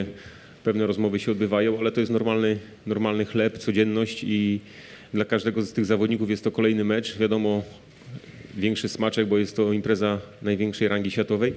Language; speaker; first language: Polish; native; Polish